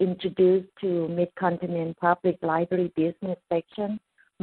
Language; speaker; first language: English; non-native, fluent; Thai